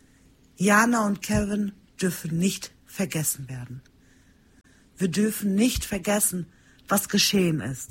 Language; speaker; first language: German; early bilingual, other home language; Turkish